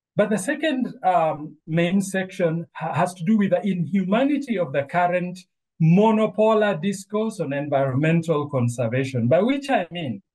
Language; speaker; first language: English; non-native, local second language; Luo (Kenya and Tanzania)